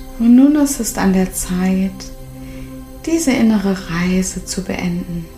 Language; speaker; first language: German; native; German